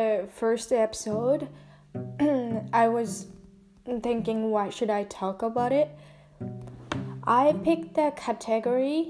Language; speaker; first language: English; non-native, learner; Japanese